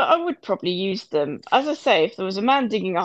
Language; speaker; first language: English; native; English